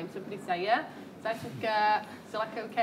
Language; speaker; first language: Indonesian; non-native, fluent; English